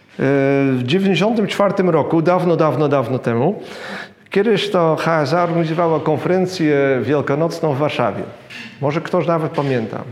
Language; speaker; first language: Polish; non-native, fluent; Dutch